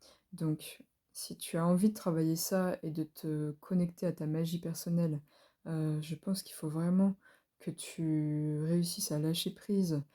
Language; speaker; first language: French; native; French